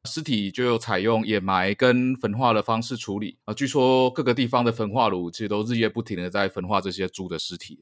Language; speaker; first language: Chinese; native; Chinese